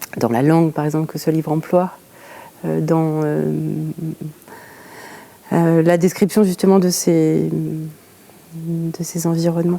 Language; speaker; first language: French; native; French